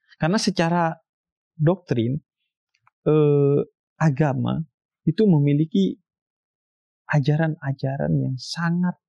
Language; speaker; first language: Indonesian; native; Indonesian